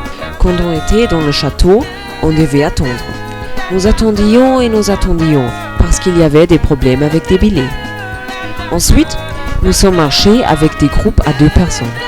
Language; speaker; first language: French; non-native, learner; German